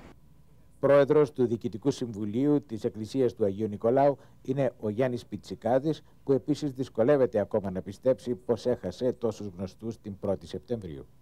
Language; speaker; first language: Greek; native; Greek